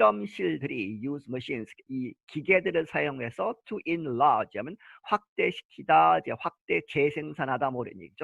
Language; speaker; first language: Korean; native; Korean